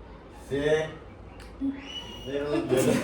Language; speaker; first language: English; non-native, learner; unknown